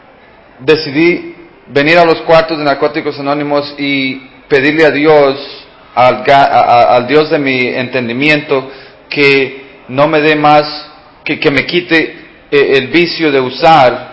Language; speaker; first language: Spanish; early bilingual, heritage; Spanish